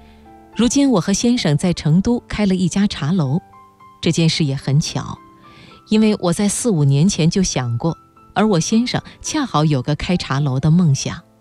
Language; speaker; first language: Chinese; native; Chinese